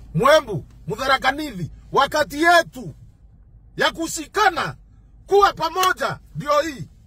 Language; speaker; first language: Swahili; non-native, local second language; Meru